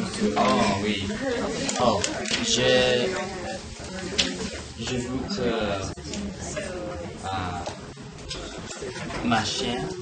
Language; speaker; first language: French; non-native, learner; English